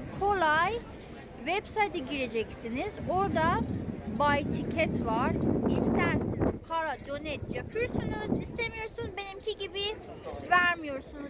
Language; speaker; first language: Turkish; non-native, fluent; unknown